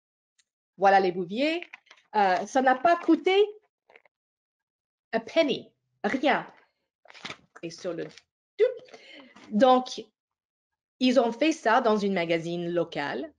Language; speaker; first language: French; non-native, fluent; English